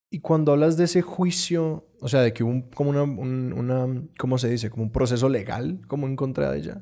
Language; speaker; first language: Spanish; native; Spanish